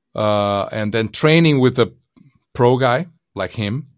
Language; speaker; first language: English; non-native, fluent; Portuguese